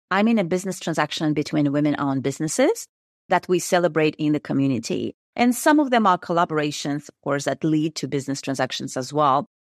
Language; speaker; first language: English; non-native, fluent; Russian